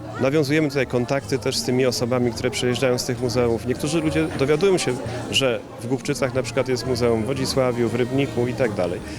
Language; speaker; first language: Polish; native; Polish